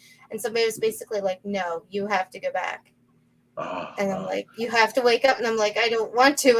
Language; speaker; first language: English; native; English